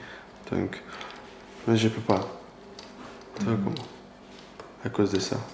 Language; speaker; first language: French; non-native, learner; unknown